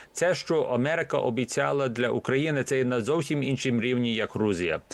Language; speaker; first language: Ukrainian; early bilingual, heritage; Ukrainian